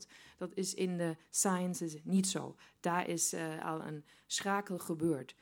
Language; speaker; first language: Dutch; non-native, fluent; German